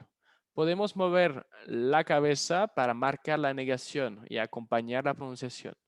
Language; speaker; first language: Spanish; non-native, fluent; French